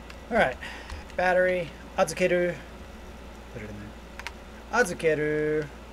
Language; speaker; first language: English; native; English